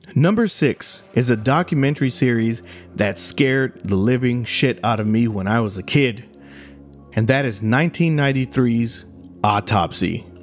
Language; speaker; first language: English; native; English